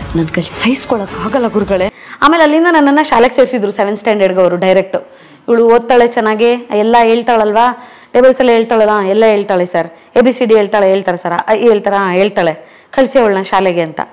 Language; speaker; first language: Kannada; native; Kannada